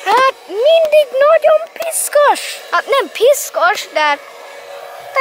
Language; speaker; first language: Hungarian; early bilingual, heritage; English